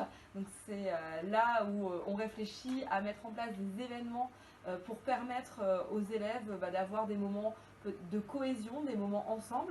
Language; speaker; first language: French; native; French